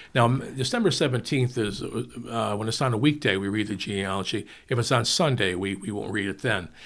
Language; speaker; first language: English; native; English